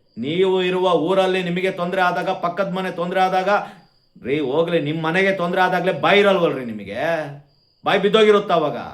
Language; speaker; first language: Kannada; non-native, local second language; Konkani